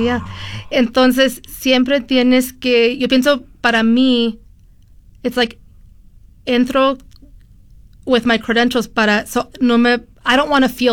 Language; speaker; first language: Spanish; early bilingual, heritage; Spanish